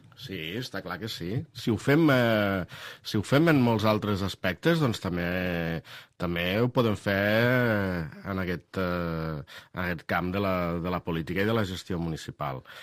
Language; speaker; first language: Catalan; native; Catalan